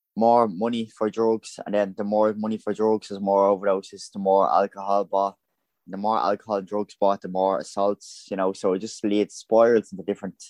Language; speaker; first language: English; native; English